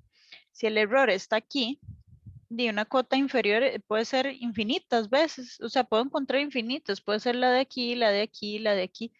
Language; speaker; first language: Spanish; native; Spanish